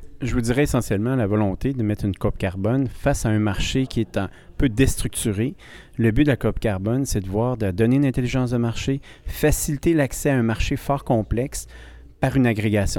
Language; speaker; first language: French; native; French